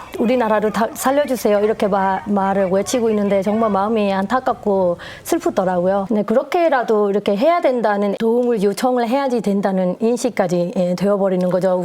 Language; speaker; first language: Korean; non-native, fluent; Burmese